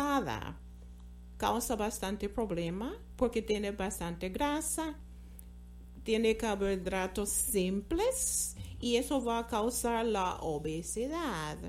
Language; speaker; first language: Spanish; non-native, fluent; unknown